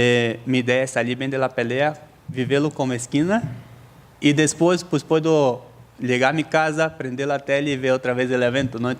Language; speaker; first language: Spanish; native; Spanish